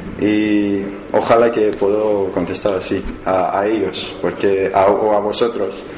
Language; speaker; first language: Spanish; non-native, learner; Persian